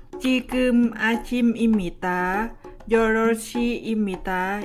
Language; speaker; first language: Korean; non-native, learner; Lao